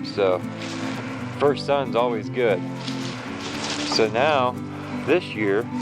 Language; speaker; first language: English; native; English